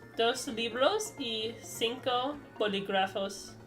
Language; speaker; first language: Spanish; non-native, learner; English